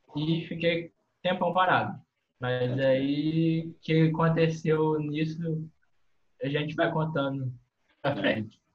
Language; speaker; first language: Portuguese; native; Portuguese